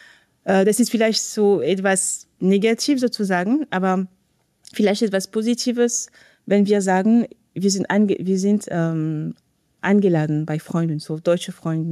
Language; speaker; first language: German; non-native, fluent; French